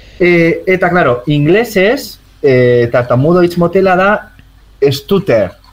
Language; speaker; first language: Basque; native; Basque